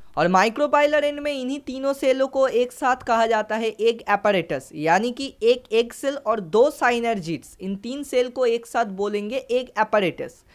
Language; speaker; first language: Hindi; non-native, local second language; Bangla